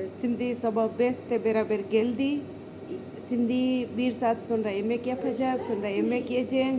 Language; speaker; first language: Turkish; non-native, learner; Gujarati